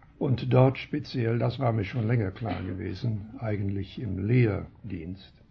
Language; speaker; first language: German; early bilingual, heritage; German